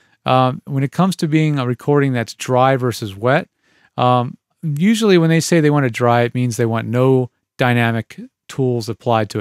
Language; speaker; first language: English; native; English